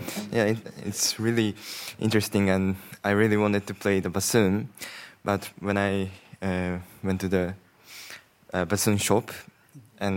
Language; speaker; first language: English; non-native, learner; Japanese